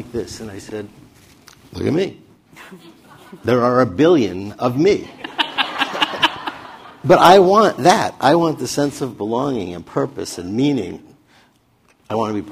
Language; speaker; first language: English; native; English